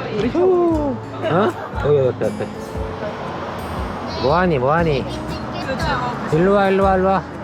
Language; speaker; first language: Korean; native; Korean